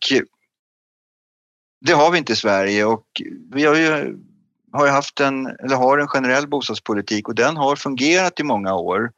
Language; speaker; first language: Swedish; native; Swedish